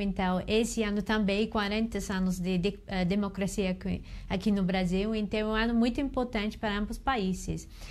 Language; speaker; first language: Portuguese; non-native, learner; English